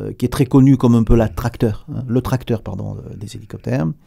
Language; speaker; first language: French; native; French